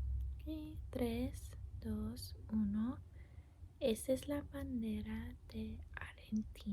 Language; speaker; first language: Spanish; non-native, learner; English